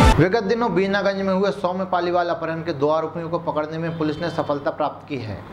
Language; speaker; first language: Hindi; native; Hindi